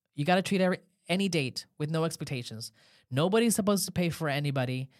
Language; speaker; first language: English; native; English